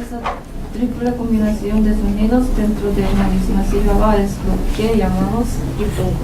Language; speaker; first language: Spanish; non-native, learner; Korean